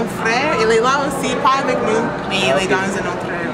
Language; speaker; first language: French; non-native, fluent; English